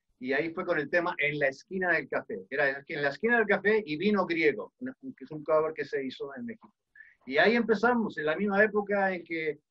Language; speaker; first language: Spanish; early bilingual, other home language; Dutch